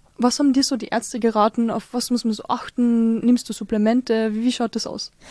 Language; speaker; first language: German; native; German